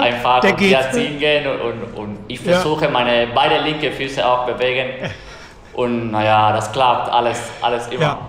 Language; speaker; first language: German; non-native, fluent; Spanish